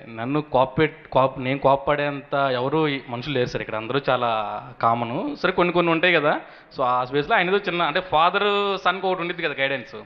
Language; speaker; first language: Telugu; native; Telugu